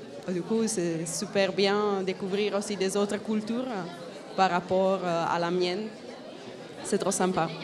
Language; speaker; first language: French; non-native, fluent; Czech